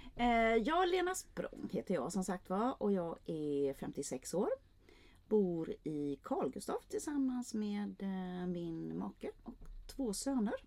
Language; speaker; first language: Swedish; native; Swedish